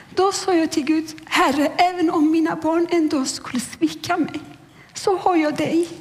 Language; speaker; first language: Swedish; non-native, fluent; Turkish